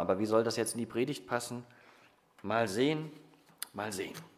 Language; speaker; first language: German; native; German